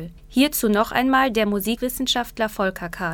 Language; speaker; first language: German; native; German